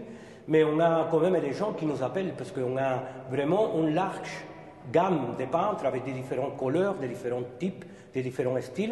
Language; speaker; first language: French; non-native, fluent; Spanish